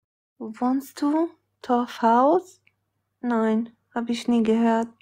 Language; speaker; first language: German; early bilingual, other home language; Italian